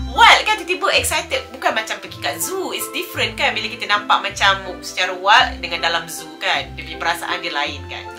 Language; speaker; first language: Malay; native; Malay